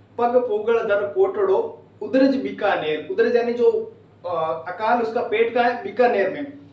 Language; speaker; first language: Hindi; native; Hindi